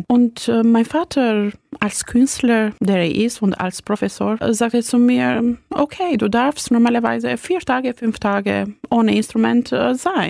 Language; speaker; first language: German; non-native, fluent; Albanian